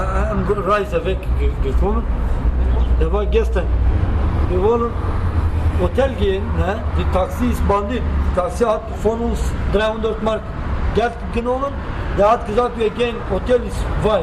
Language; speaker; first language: German; non-native, learner; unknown